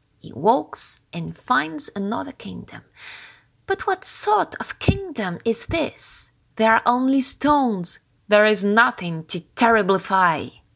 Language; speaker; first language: English; non-native, fluent; French